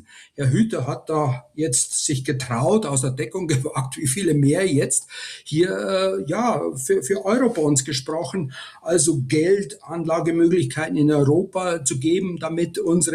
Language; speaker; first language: German; native; German